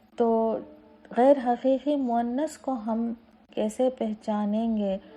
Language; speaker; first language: Urdu; native; Urdu